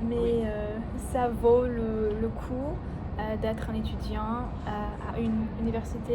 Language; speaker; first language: French; non-native, learner; English